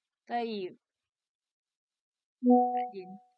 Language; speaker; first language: Arabic; non-native, learner; Malay